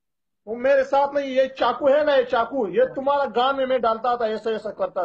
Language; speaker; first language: Hindi; non-native, learner; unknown